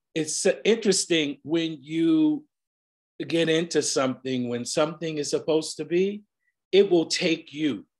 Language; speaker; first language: English; native; English